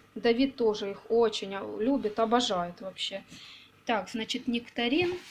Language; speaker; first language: Russian; native; Russian